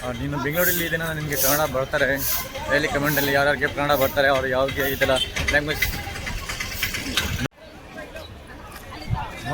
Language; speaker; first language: Kannada; non-native, learner; Hindi